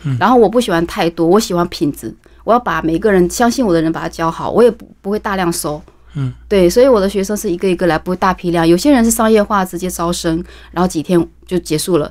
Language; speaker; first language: Chinese; native; Chinese